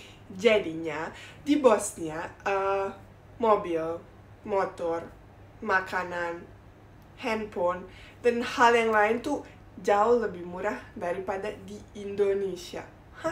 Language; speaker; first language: Indonesian; non-native, fluent; Bosnian